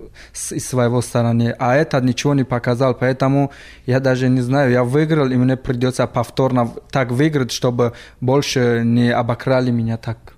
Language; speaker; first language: Russian; non-native, local second language; Tajik